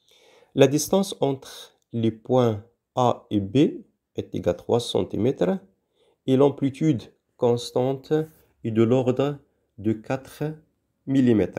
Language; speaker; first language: French; non-native, local second language; Arabic